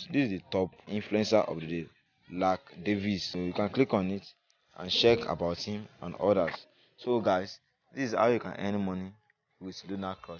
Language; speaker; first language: English; non-native, local second language; Yoruba